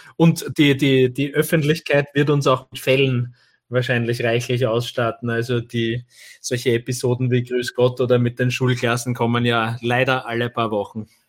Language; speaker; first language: German; native; German